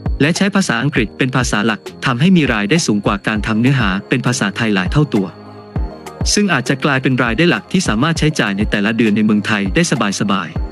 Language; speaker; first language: Thai; native; Thai